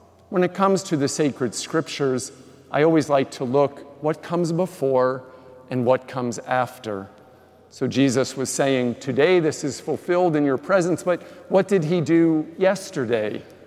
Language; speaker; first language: English; native; English